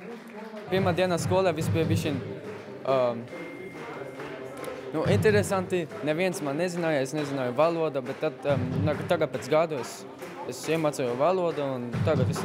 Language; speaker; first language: Latvian; non-native, learner; German